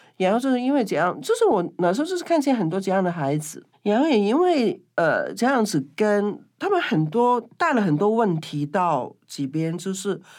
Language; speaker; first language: Chinese; non-native, local second language; Cantonese